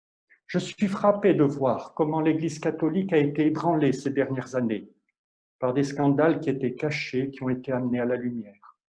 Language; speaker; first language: French; native; French